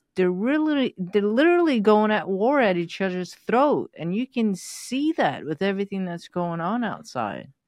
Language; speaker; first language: English; non-native, fluent; Persian